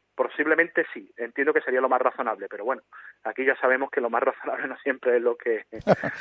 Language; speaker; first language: Spanish; native; Spanish